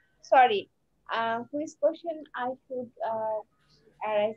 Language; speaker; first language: English; non-native, learner; Bangla